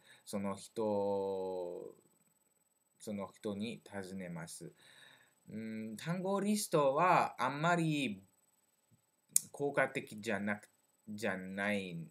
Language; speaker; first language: Japanese; non-native, learner; French